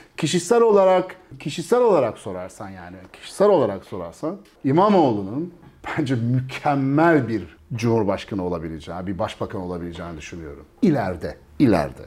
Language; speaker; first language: Turkish; early bilingual, heritage; Turkish